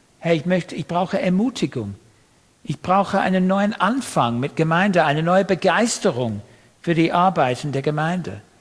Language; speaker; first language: German; non-native, fluent; English